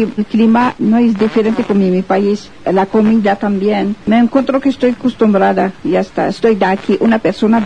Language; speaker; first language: Spanish; non-native, fluent; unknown